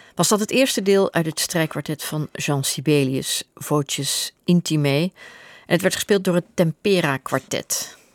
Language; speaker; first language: Dutch; native; Dutch